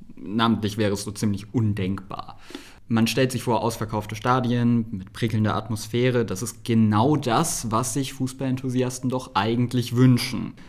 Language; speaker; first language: German; native; German